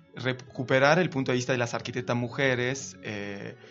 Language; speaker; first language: Spanish; non-native, fluent; Italian